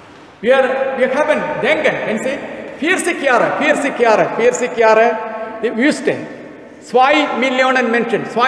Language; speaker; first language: German; non-native, learner; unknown